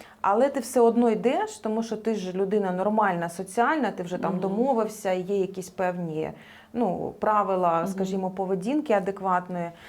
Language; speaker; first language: Ukrainian; non-native, local second language; Russian